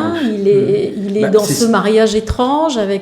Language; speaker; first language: French; native; French